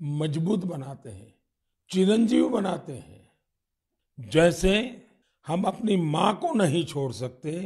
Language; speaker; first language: Hindi; non-native, local second language; Gujarati